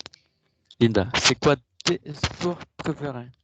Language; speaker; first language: French; non-native, fluent; Spanish